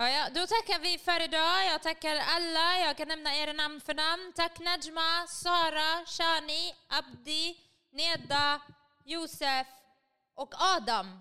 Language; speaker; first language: Swedish; early bilingual, other home language; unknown